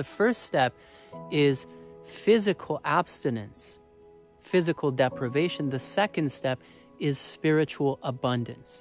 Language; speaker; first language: English; native; English